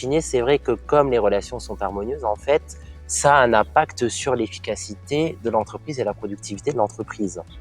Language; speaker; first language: French; native; French